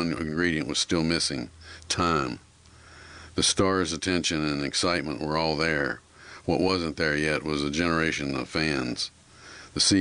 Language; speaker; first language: English; native; English